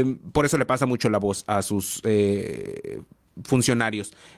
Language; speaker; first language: Spanish; native; Spanish